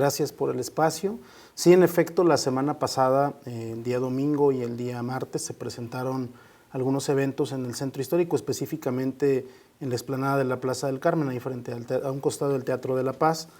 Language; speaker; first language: Spanish; native; Spanish